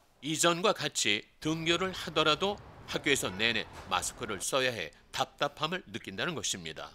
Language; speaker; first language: Korean; native; Korean